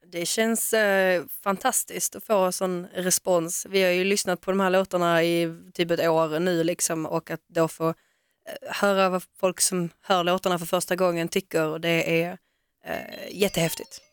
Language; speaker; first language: Swedish; native; Swedish